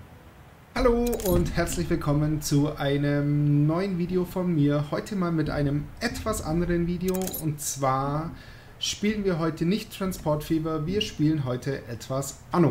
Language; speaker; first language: German; native; German